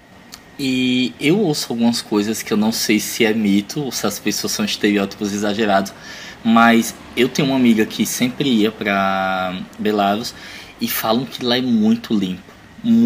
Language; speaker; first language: Portuguese; native; Portuguese